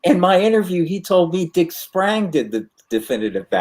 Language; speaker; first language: English; native; English